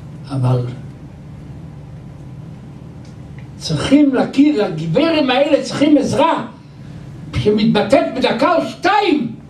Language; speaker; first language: Hebrew; non-native, local second language; Yiddish